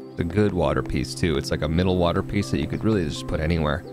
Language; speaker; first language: English; native; English